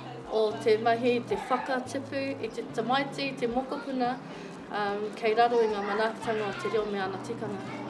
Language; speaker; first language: Māori; non-native, learner; English